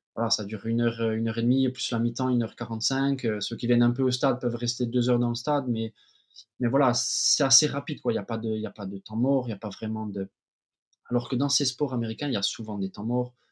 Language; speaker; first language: French; native; French